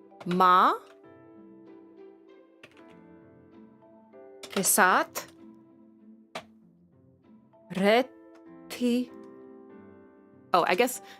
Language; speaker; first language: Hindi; non-native, learner; English